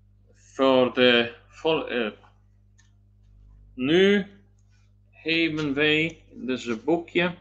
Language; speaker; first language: Dutch; non-native, learner; Polish